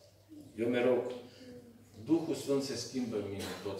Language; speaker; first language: Romanian; non-native, learner; Serbian